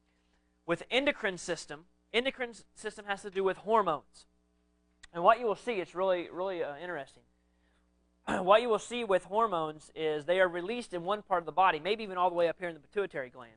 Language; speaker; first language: English; native; English